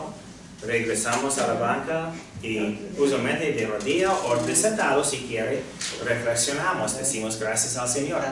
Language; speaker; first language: Spanish; non-native, fluent; English